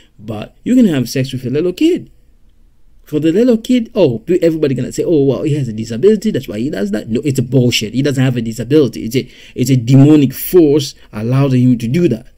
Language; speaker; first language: English; non-native, fluent; Lingala